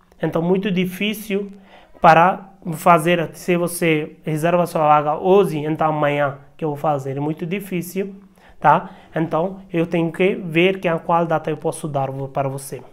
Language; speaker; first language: Portuguese; non-native, learner; Hindi